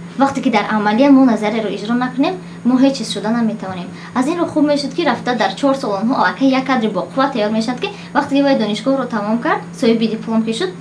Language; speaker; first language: Tajik; native; Tajik